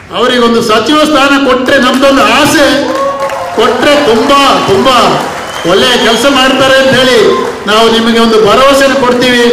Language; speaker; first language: Kannada; non-native, local second language; Kodava